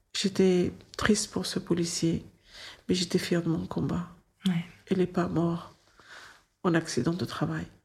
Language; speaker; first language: French; non-native, local second language; Arabic